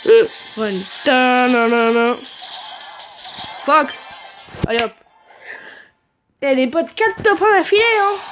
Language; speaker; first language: French; native; French